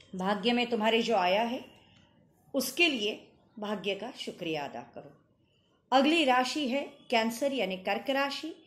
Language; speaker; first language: Hindi; non-native, local second language; Marathi